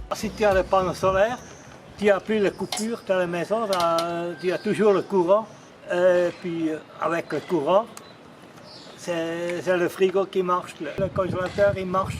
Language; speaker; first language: French; non-native, fluent; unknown